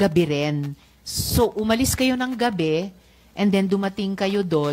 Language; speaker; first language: Filipino; native; Filipino